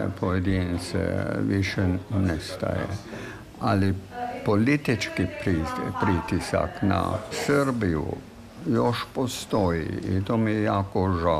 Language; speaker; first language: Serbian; non-native, fluent; German